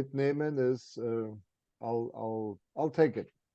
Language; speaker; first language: German; non-native, fluent; English